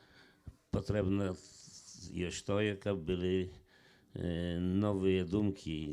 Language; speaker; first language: Polish; non-native, local second language; Belarusian